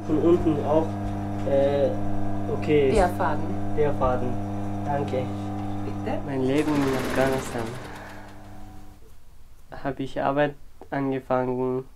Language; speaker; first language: German; non-native, learner; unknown